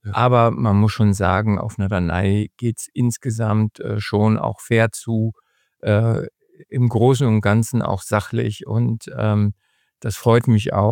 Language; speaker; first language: German; native; German